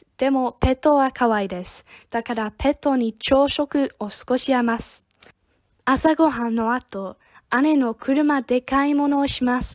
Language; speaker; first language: Japanese; non-native, learner; English